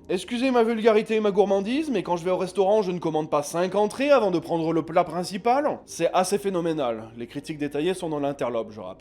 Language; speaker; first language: French; native; French